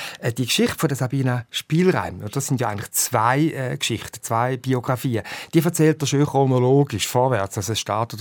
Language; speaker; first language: German; native; German